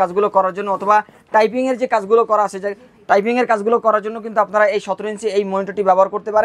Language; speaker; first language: Bangla; native; Bangla